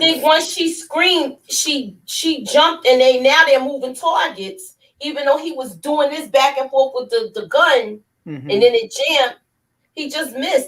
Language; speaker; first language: English; native; English